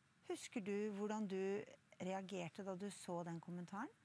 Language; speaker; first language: Norwegian; native; Norwegian